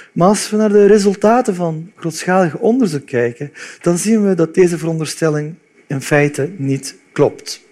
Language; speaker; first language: Dutch; early bilingual, other home language; Turkish